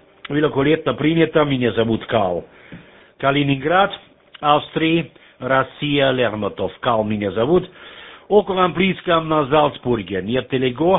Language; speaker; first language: Russian; non-native, learner; German